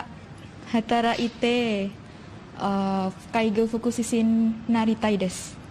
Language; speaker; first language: Japanese; non-native, learner; Indonesian